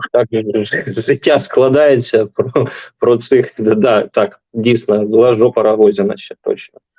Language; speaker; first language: Ukrainian; non-native, local second language; Russian